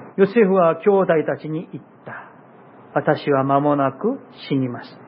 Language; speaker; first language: Japanese; non-native, fluent; Korean